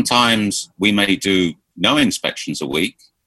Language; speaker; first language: English; native; English